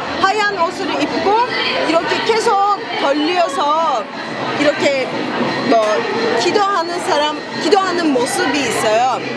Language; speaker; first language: Korean; non-native, fluent; Turkish